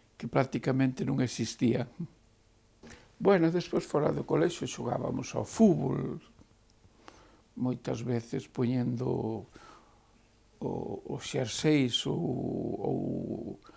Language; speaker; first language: Galician; native; Galician